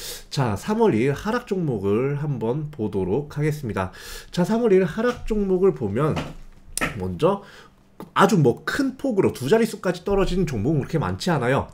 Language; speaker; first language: Korean; native; Korean